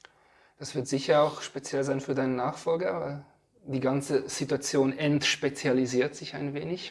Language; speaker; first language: German; native; German